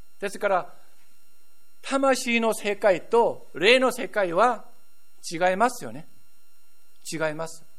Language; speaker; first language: Japanese; non-native, fluent; Korean